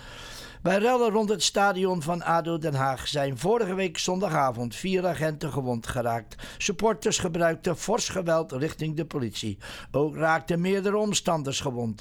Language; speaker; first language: Dutch; native; Dutch